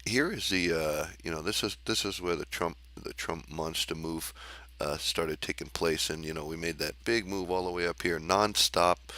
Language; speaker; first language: English; native; English